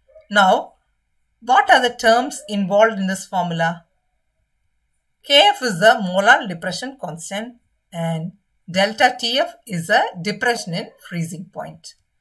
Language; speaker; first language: English; non-native, local second language; Tamil